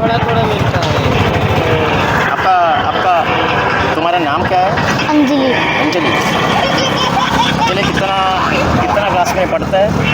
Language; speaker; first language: Hindi; non-native, learner; Tamil